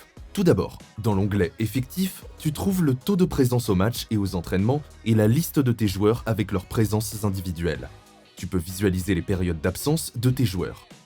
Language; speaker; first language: French; native; French